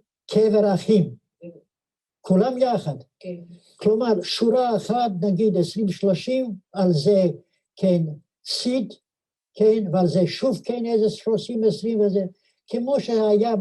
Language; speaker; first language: Hebrew; non-native, fluent; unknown